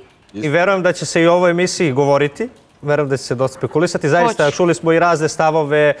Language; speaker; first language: Serbian; native; Serbian